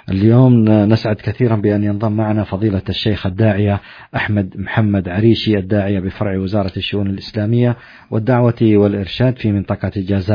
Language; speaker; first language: Arabic; native; Arabic